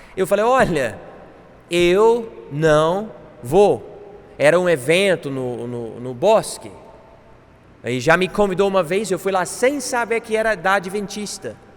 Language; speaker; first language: Portuguese; non-native, fluent; English